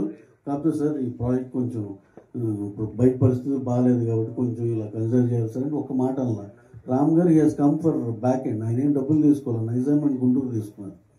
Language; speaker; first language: Telugu; native; Telugu